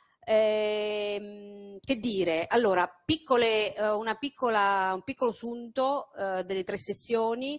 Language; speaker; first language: Italian; native; Italian